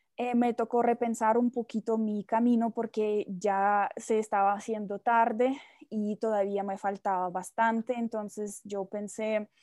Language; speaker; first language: Spanish; non-native, fluent; Russian